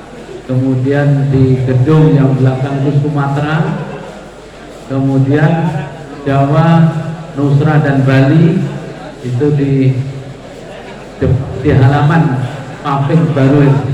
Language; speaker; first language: Indonesian; non-native, local second language; Javanese